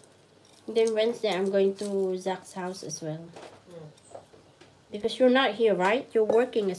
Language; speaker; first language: English; non-native, local second language; Filipino